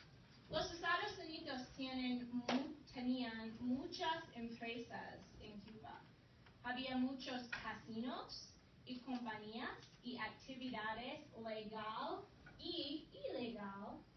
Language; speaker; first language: Spanish; non-native, fluent; English